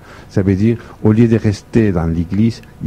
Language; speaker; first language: French; non-native, fluent; Spanish